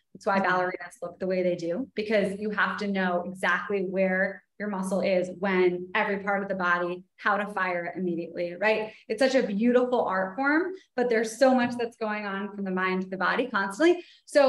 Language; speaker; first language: English; native; English